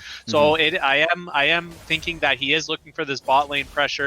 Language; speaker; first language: English; native; English